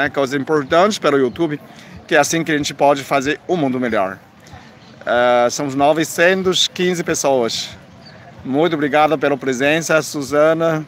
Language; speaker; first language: Portuguese; non-native, fluent; Chinese